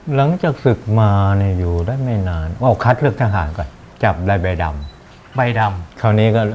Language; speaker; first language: Thai; native; Thai